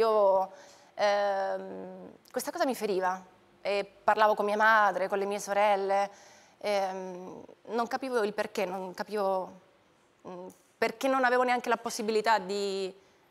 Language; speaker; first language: Italian; non-native, fluent; Spanish